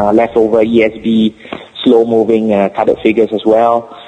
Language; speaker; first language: English; native; English